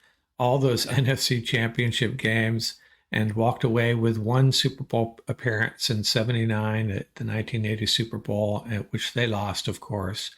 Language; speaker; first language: English; native; English